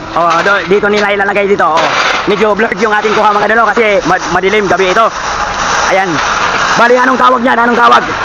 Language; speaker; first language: Filipino; non-native, local second language; Cebuano